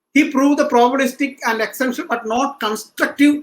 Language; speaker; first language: English; non-native, local second language; Malayalam